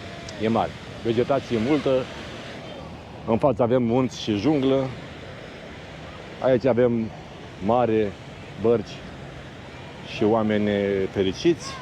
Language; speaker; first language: Romanian; native; Romanian